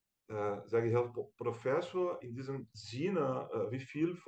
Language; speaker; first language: German; non-native, fluent; Portuguese